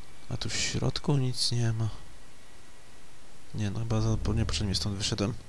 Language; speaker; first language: Polish; native; Polish